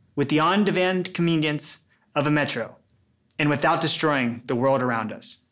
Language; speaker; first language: English; native; English